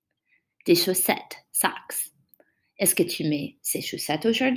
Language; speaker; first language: French; non-native, fluent; English